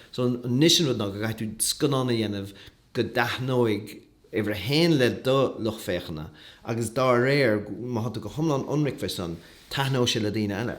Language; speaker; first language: Irish; native; Irish